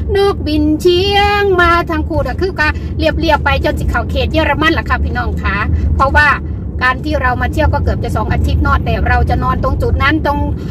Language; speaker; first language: Thai; native; Thai